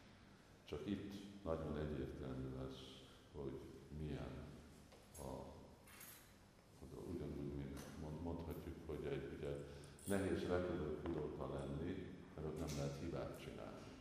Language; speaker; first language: Hungarian; non-native, fluent; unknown